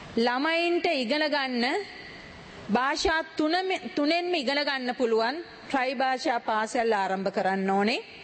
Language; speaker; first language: Sinhala; native; Sinhala